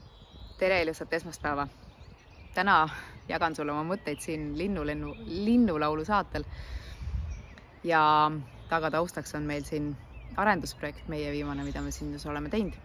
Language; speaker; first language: Estonian; native; Estonian